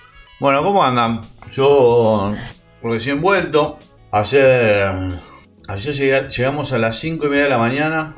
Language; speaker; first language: Spanish; native; Spanish